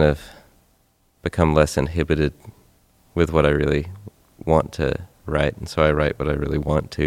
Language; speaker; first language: English; native; English